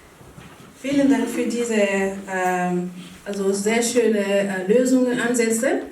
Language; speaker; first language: German; non-native, fluent; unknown